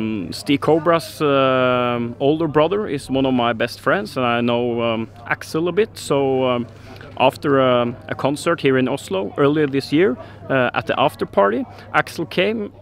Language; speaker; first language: English; non-native, fluent; Norwegian